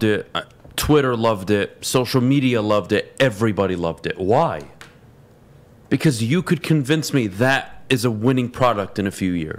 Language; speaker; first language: English; native; English